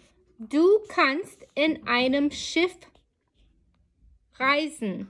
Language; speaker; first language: German; non-native, learner; English